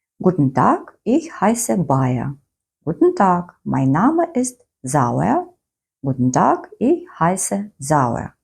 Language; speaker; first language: German; non-native, fluent; Ukrainian